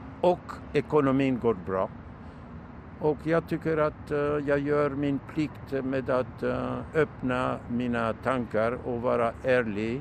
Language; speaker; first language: Swedish; non-native, fluent; Turkish